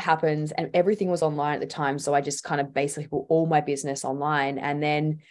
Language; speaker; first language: English; native; English